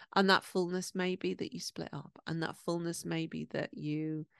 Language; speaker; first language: English; native; English